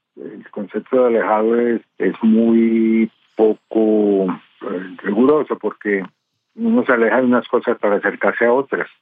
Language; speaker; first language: Spanish; native; Spanish